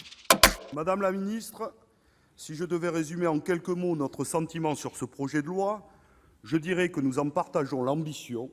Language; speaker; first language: French; native; French